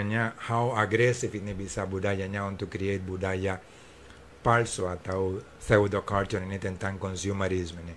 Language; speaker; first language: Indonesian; non-native, fluent; English